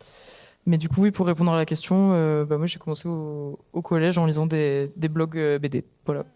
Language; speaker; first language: French; native; French